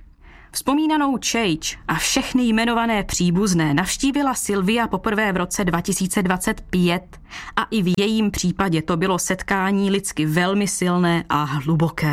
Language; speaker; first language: Czech; native; Czech